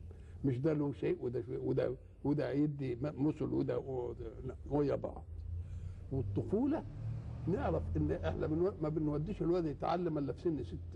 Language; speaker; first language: Arabic; native; Arabic